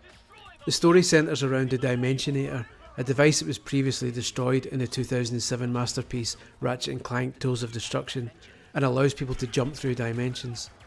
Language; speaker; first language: English; native; English